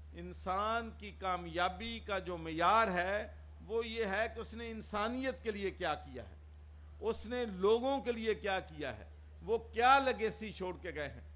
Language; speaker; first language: Urdu; non-native, local second language; Punjabi